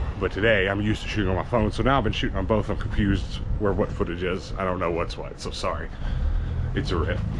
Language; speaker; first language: English; native; English